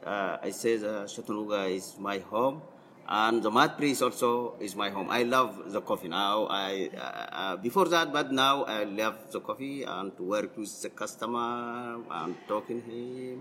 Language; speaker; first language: English; non-native, learner; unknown